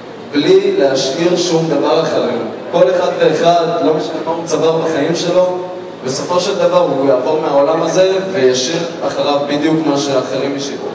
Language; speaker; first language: Hebrew; native; Hebrew